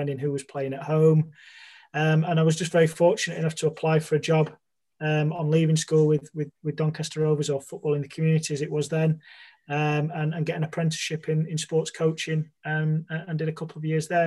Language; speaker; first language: English; native; English